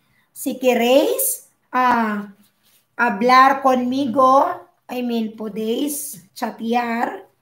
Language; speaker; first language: Spanish; non-native, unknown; Filipino